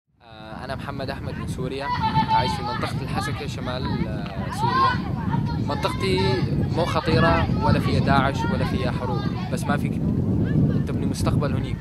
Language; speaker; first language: Arabic; native; Arabic